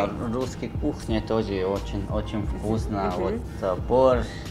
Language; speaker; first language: Russian; non-native, learner; Arabic